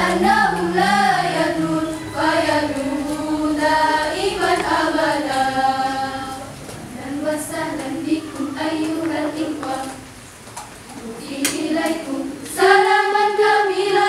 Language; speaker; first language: Arabic; non-native, learner; Indonesian